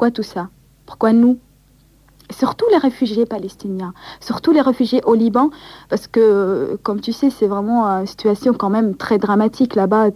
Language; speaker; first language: French; non-native, local second language; Arabic